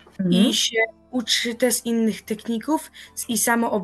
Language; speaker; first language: Polish; early bilingual, heritage; Polish